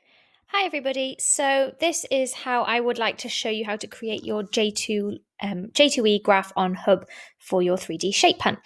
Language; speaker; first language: English; native; English